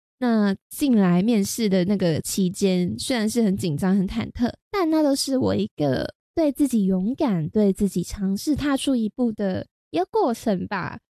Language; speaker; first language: Chinese; non-native, local second language; Cantonese